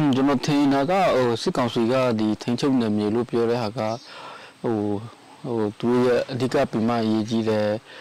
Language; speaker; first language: Burmese; non-native, local second language; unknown